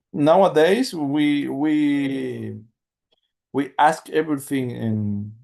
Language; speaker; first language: English; non-native, learner; Spanish